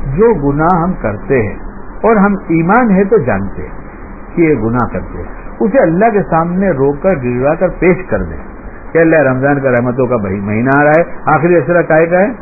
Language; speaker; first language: Urdu; native; Urdu